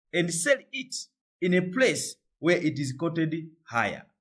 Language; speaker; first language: English; non-native, local second language; Swahili